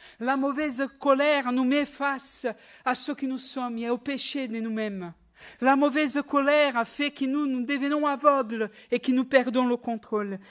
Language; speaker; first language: French; non-native, fluent; Portuguese